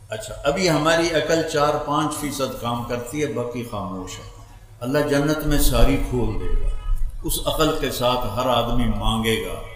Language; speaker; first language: Urdu; non-native, local second language; Punjabi